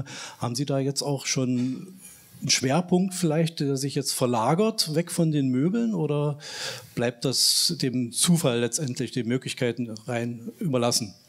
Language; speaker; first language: German; native; German